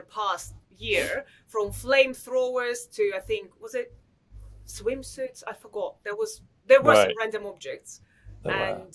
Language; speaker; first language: English; non-native, fluent; Russian